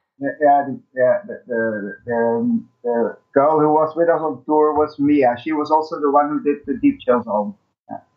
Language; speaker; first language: English; non-native, fluent; Dutch